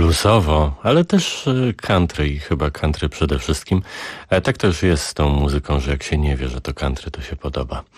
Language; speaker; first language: Polish; native; Polish